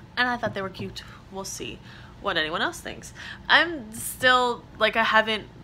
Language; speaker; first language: English; native; English